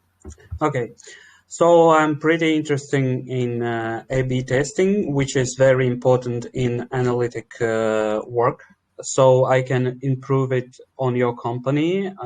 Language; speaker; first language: English; non-native, learner; Russian